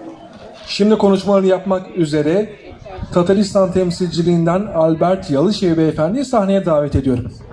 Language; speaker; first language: Turkish; native; Turkish